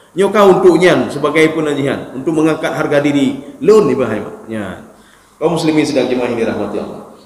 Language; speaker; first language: Malay; non-native, local second language; Achinese